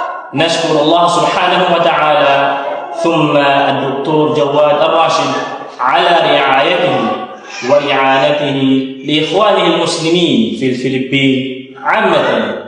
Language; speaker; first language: Arabic; non-native, fluent; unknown